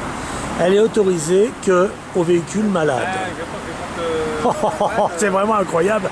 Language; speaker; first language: French; native; French